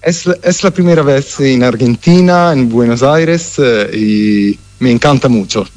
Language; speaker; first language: Spanish; non-native, fluent; Italian